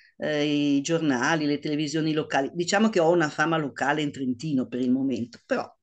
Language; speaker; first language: Italian; native; Italian